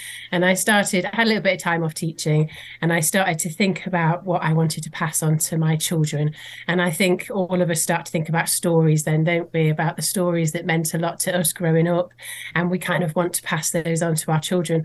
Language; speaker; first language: English; native; English